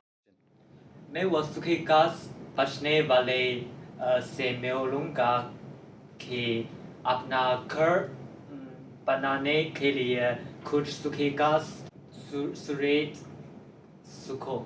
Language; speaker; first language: Hindi; non-native, learner; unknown